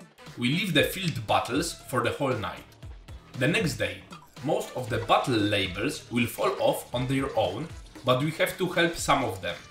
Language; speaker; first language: English; non-native, fluent; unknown